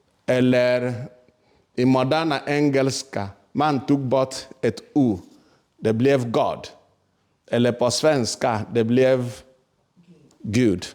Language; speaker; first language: Swedish; non-native, fluent; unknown